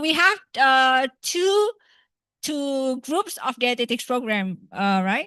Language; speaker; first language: English; non-native, fluent; Indonesian